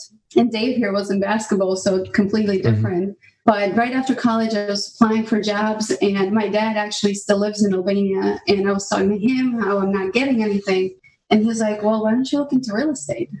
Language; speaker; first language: English; non-native, fluent; Albanian